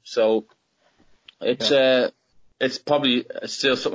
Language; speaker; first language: English; native; English